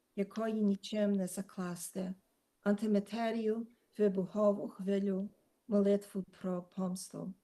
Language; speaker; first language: Ukrainian; early bilingual, heritage; Ukrainian